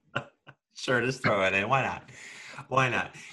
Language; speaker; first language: English; native; English